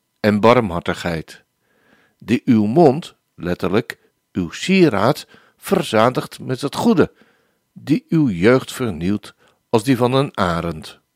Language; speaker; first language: Dutch; native; Dutch